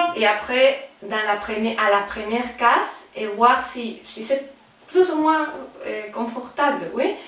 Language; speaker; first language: French; non-native, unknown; Spanish